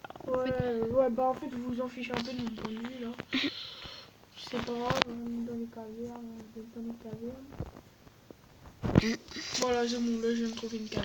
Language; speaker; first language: French; native; French